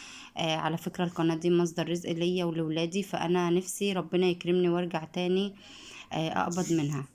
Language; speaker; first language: Arabic; native; Arabic